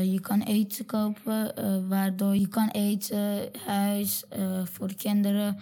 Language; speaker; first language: Dutch; non-native, learner; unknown